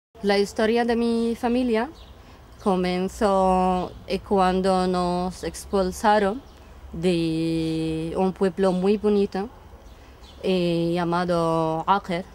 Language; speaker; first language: Spanish; non-native, fluent; Arabic